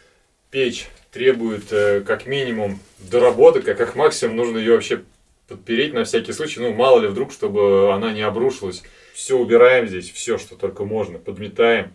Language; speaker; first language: Russian; native; Russian